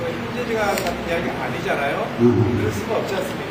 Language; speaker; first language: Korean; native; Korean